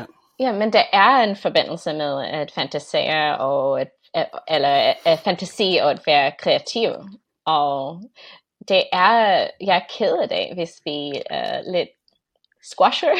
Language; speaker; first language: Danish; non-native, fluent; English